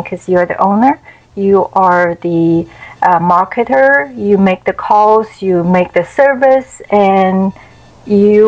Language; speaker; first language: English; non-native, fluent; Chinese